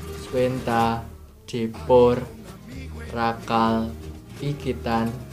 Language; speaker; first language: Spanish; non-native, learner; Indonesian